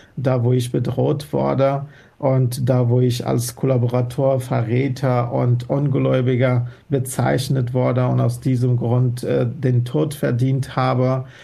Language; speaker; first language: German; non-native, fluent; Persian